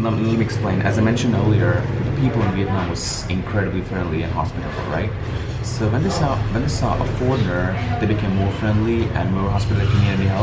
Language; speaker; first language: English; non-native, fluent; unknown